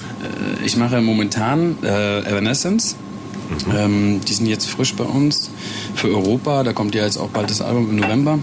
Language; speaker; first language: German; native; German